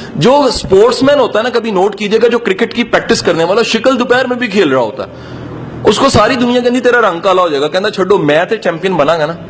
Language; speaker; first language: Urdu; non-native, local second language; Punjabi